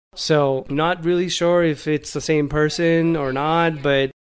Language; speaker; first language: English; non-native, local second language; Gujarati